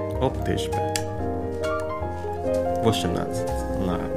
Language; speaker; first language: Russian; non-native, learner; Indonesian